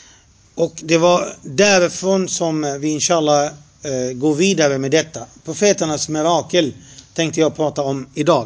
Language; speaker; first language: Swedish; non-native, fluent; Arabic